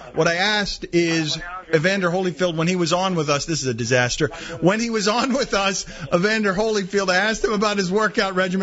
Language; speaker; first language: English; early bilingual, other home language; Spanish